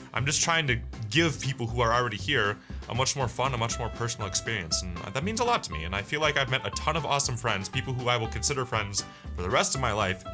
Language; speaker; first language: English; native; English